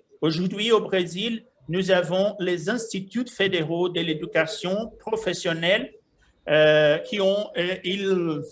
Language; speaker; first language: French; non-native, fluent; Portuguese